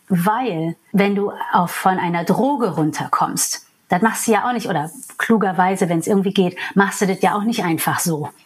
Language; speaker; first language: German; non-native, fluent; English